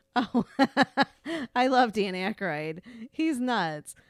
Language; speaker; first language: English; native; English